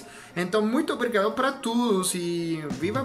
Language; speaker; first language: Portuguese; non-native, learner; French